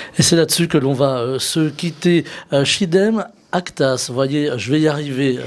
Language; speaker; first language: French; native; French